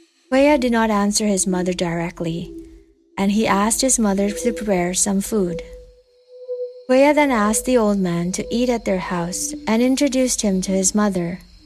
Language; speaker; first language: English; non-native, fluent; Indonesian